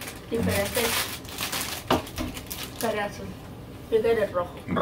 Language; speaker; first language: Spanish; early bilingual, heritage; Spanish